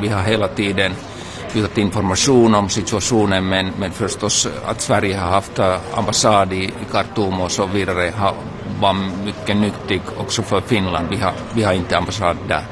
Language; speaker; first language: Swedish; non-native, local second language; Finnish